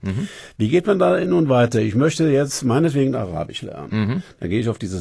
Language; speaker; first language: German; native; German